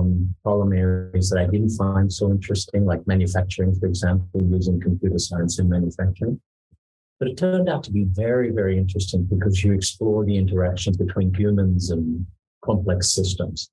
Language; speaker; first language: English; native; English